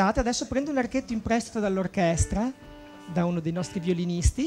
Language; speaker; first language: Italian; native; Italian